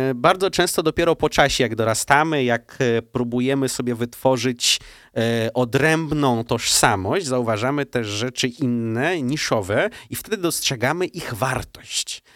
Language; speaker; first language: Polish; early bilingual, heritage; Russian